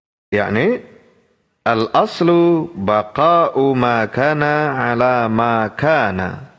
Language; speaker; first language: Arabic; non-native, fluent; Indonesian